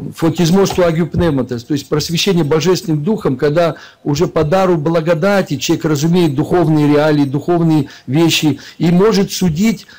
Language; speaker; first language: Russian; native; Russian